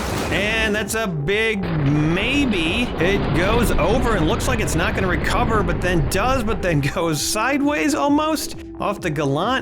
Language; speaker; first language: English; native; English